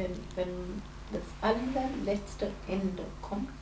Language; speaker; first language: German; non-native, fluent; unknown